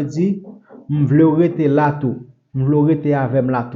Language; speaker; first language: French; non-native, learner; Haitian Creole